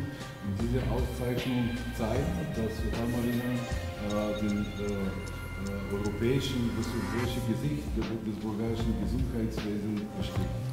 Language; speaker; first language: German; non-native, fluent; Bulgarian